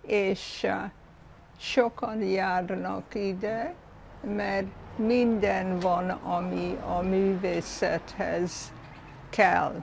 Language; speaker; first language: Hungarian; early bilingual, heritage; Hungarian